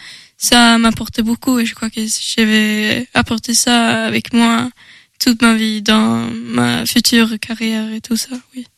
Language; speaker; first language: French; non-native, learner; Swedish